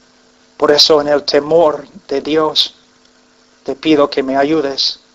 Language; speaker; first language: Spanish; non-native, fluent; English